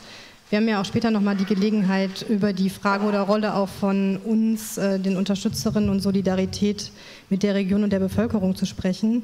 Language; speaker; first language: German; native; German